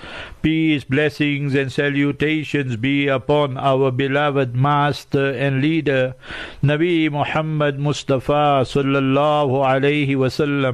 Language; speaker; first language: English; native; English